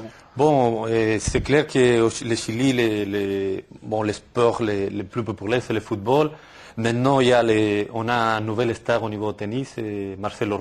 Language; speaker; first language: French; non-native, fluent; Spanish